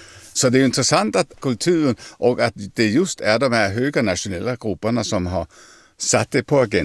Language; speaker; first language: Swedish; non-native, fluent; French